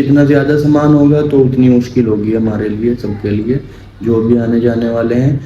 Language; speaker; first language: Hindi; native; Hindi